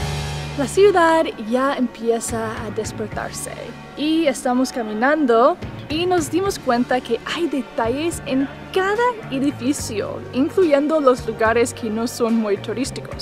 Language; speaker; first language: Spanish; non-native, fluent; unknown